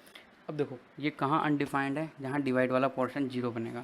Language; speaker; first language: Hindi; native; Hindi